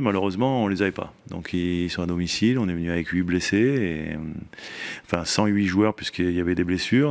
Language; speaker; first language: French; native; French